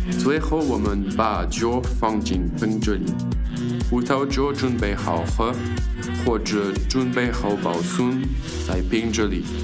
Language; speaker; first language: Chinese; non-native, learner; French